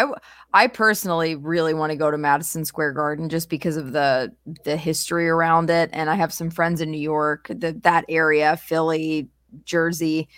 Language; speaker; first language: English; native; English